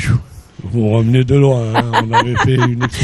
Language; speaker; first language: French; non-native, local second language; Arabic